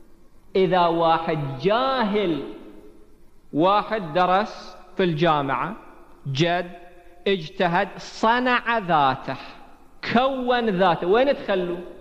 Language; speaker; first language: Arabic; native; Arabic